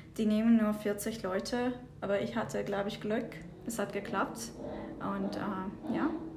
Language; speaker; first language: German; non-native, fluent; Turkish